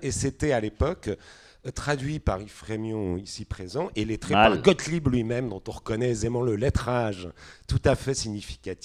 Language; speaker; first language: French; native; French